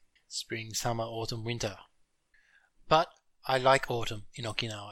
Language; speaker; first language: English; non-native, learner; Japanese